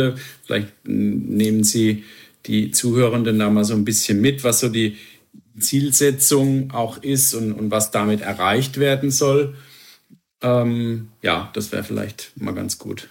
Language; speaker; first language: German; native; German